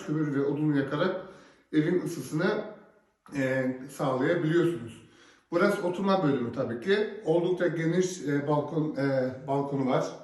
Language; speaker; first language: Turkish; native; Turkish